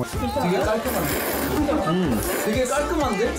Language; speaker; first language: Korean; native; Korean